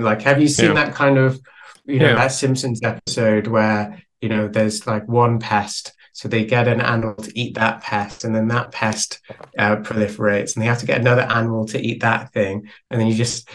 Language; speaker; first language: English; native; English